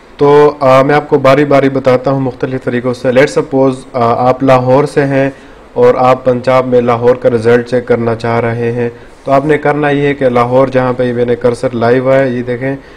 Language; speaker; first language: Urdu; native; Urdu